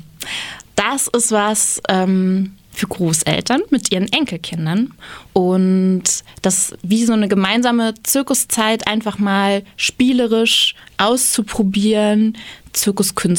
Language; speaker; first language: German; native; German